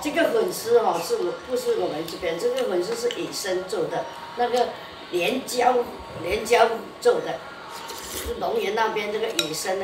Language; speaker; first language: Chinese; non-native, local second language; Min Nan Chinese